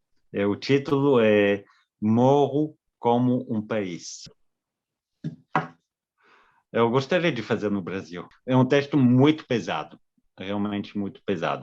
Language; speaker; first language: Portuguese; non-native, fluent; French